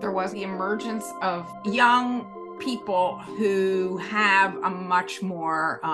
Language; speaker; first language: English; native; English